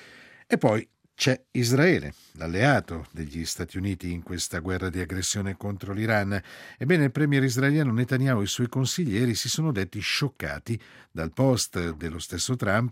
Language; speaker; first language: Italian; native; Italian